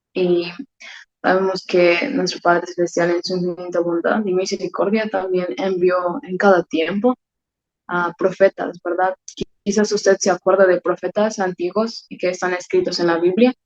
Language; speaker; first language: Spanish; non-native, learner; English